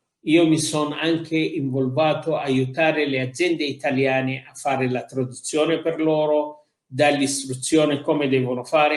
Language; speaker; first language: Italian; non-native, fluent; Arabic